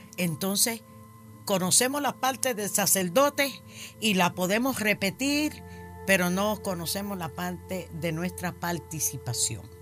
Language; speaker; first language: Spanish; early bilingual, heritage; Spanish